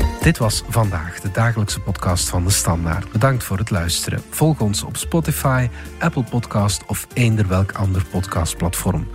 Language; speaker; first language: Dutch; native; Dutch